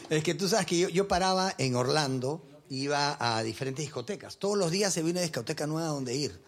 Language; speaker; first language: Spanish; early bilingual, heritage; Spanish